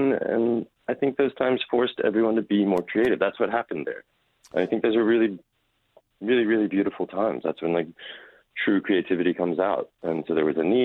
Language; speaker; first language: English; native; English